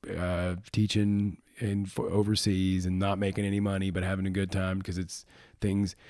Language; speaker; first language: English; native; English